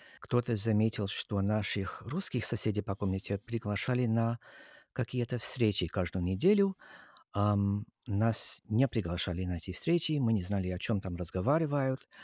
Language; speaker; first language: Russian; non-native, fluent; English